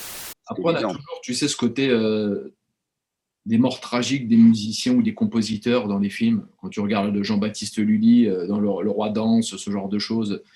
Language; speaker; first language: French; native; French